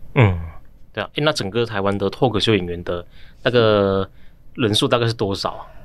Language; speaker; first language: Chinese; native; Chinese